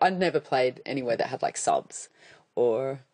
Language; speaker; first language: English; native; English